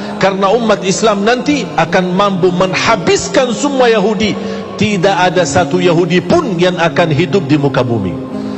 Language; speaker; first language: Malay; non-native, fluent; Arabic